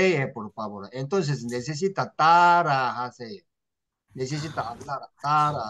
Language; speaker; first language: Spanish; non-native, learner; Korean